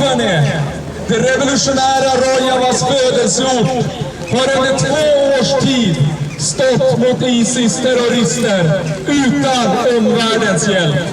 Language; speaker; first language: Swedish; native; Swedish